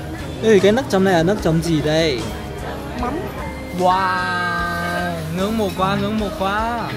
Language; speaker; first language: Vietnamese; non-native, learner; Chinese